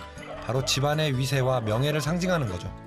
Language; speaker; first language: Korean; native; Korean